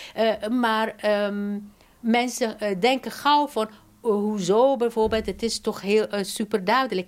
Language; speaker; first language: Dutch; non-native, fluent; Persian